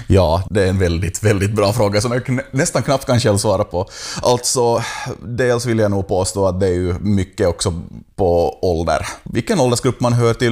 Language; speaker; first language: Swedish; native; Swedish